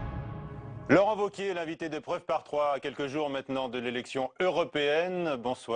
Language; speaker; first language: French; native; French